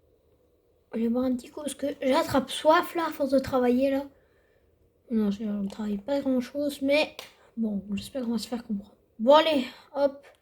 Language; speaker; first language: French; native; French